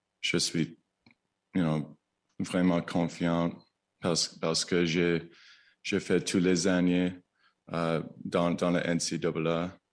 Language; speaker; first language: French; non-native, learner; English